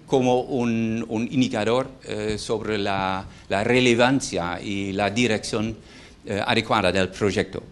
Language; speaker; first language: Spanish; non-native, fluent; Dutch